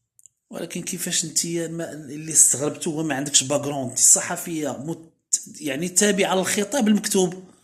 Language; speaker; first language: Arabic; native; Arabic